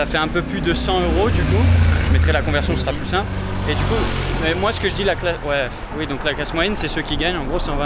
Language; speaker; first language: French; native; French